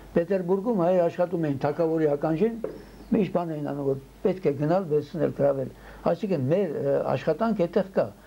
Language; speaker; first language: Armenian; early bilingual, heritage; Armenian